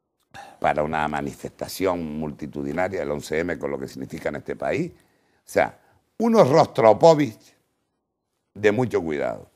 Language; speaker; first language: Spanish; native; Spanish